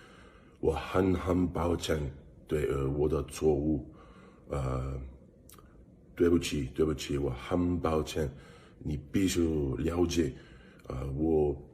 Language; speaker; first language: Chinese; non-native, learner; English